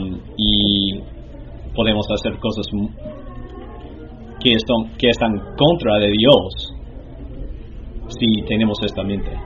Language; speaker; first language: Spanish; non-native, learner; English